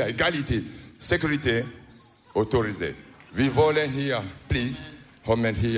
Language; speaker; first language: English; non-native, learner; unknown